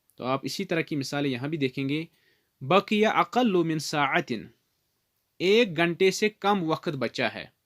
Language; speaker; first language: Urdu; non-native, local second language; Kashmiri